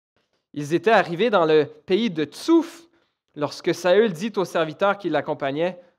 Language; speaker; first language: French; native; French